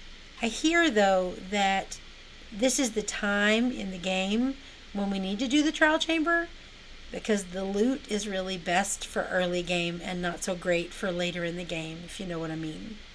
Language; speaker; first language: English; native; English